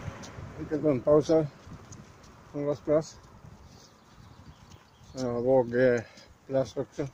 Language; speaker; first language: Swedish; non-native, learner; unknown